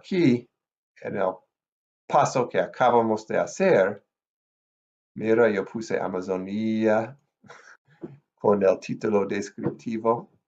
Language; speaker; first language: Spanish; non-native, fluent; English